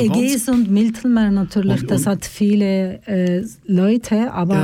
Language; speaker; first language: German; non-native, learner; Turkish